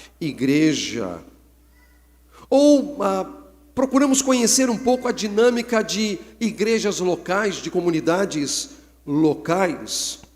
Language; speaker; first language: Portuguese; native; Portuguese